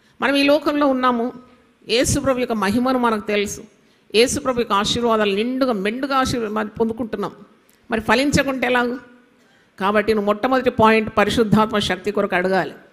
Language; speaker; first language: Telugu; non-native, local second language; Malayalam